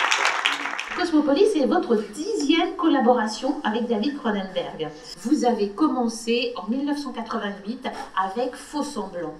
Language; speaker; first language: French; native; French